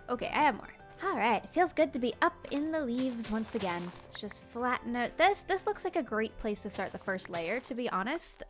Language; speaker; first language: English; native; English